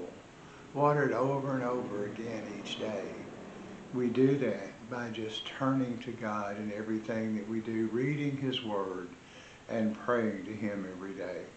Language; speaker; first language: English; native; English